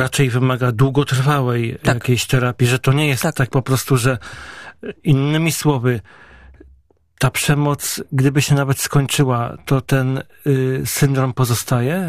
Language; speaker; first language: Polish; native; Polish